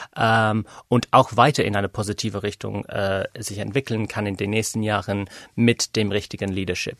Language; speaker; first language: German; non-native, fluent; English